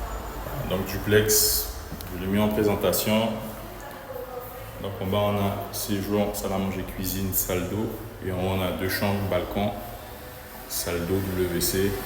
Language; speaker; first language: French; native; French